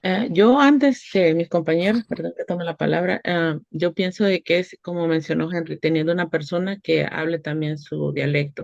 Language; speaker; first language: Spanish; native; Spanish